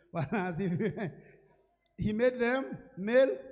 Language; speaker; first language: English; non-native, local second language; Swahili